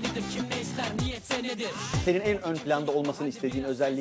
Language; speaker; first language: Turkish; native; Turkish